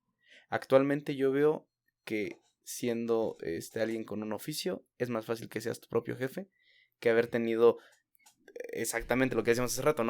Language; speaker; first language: Spanish; native; Spanish